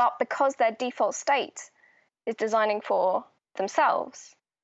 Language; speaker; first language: English; native; English